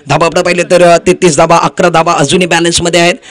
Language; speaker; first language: Hindi; non-native, local second language; Marathi